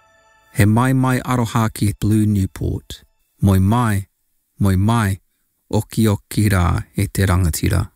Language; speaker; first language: Māori; non-native, learner; English